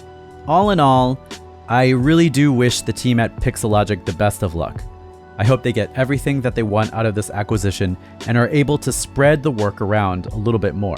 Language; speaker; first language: English; native; English